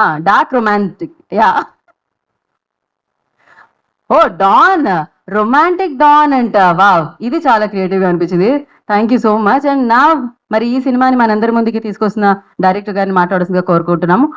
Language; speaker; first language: Telugu; native; Telugu